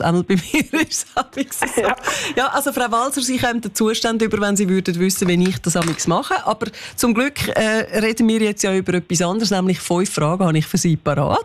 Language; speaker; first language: German; native; German